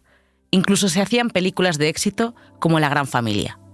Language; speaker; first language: Spanish; native; Spanish